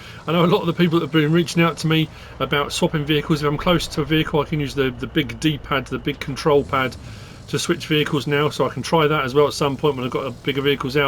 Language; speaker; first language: English; native; English